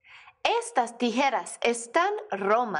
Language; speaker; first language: Spanish; non-native, fluent; English